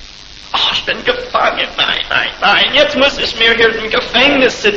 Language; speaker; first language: German; non-native, fluent; English